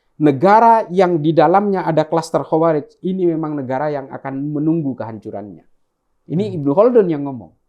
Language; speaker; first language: Indonesian; non-native, local second language; Madurese